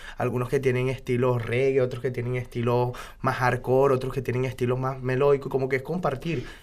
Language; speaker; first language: Spanish; native; Spanish